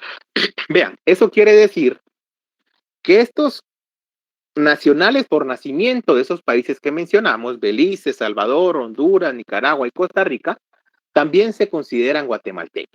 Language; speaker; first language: Spanish; native; Spanish